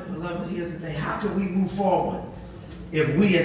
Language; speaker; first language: English; native; English